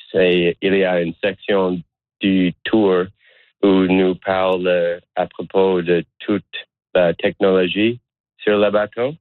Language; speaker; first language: French; non-native, learner; English